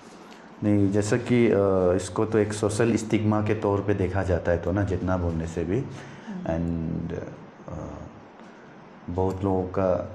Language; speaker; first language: Hindi; non-native, local second language; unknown